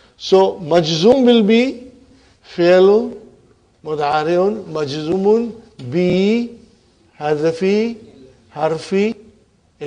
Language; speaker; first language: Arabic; non-native, fluent; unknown